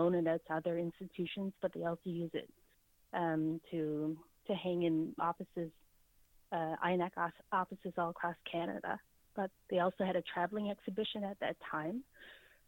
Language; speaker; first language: English; native; English